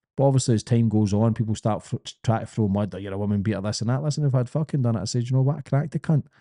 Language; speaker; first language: English; native; English